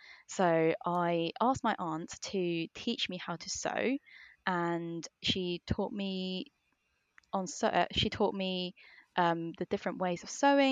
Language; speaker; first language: English; native; English